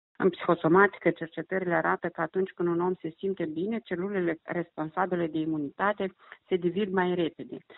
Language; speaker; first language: Romanian; native; Romanian